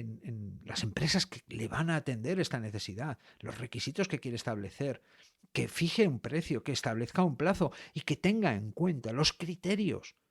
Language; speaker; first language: Spanish; native; Spanish